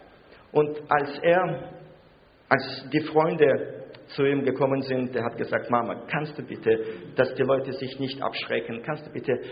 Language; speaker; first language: German; non-native, fluent; Russian